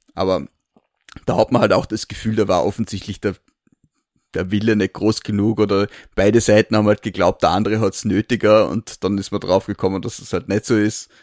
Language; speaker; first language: German; native; German